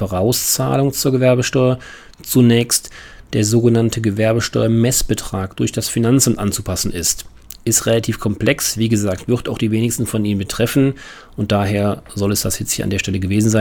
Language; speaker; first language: German; native; German